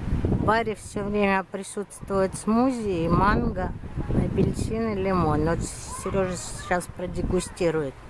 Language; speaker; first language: Russian; native; Russian